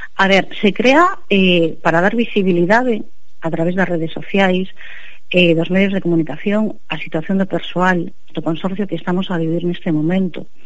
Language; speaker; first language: Galician; non-native, local second language; Spanish